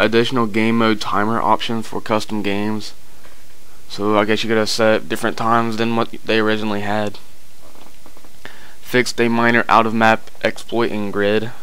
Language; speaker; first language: English; native; English